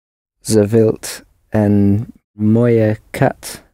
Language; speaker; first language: Dutch; non-native, learner; English